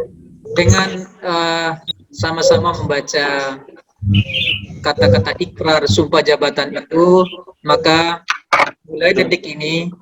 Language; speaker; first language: Malay; native; Malay